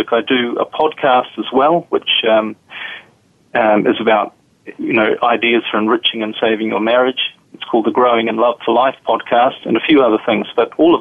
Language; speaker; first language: English; native; English